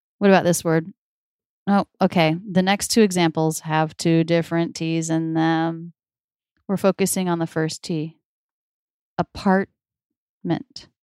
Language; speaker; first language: English; native; English